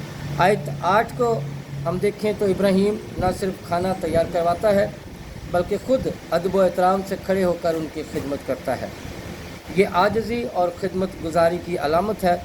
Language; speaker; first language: Urdu; native; Urdu